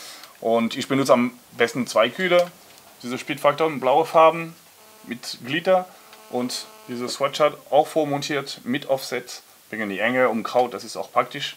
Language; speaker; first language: German; non-native, learner; French